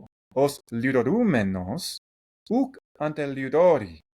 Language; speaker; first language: Greek; non-native, fluent; English